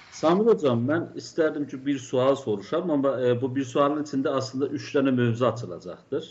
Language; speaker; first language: Azerbaijani; native; Azerbaijani